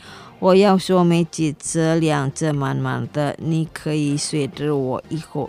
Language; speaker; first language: Chinese; non-native, learner; Indonesian